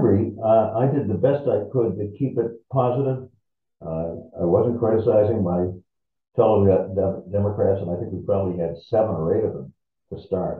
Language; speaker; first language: English; native; English